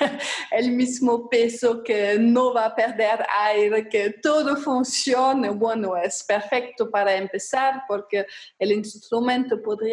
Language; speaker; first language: Spanish; non-native, fluent; German